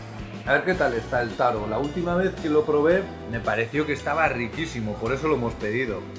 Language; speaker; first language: Spanish; native; Spanish